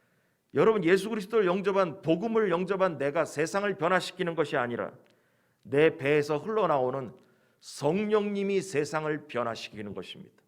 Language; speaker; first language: Korean; native; Korean